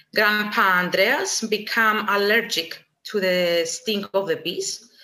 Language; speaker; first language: English; non-native, fluent; Greek